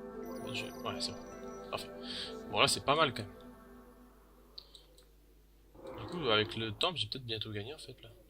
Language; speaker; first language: French; native; French